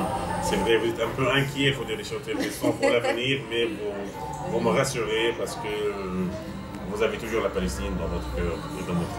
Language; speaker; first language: French; non-native, fluent; Arabic